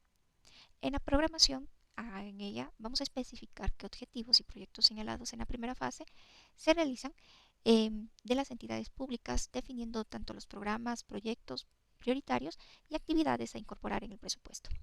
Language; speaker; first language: Spanish; native; Spanish